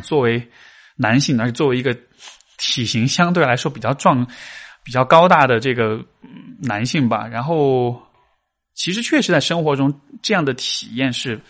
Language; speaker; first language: Chinese; native; Chinese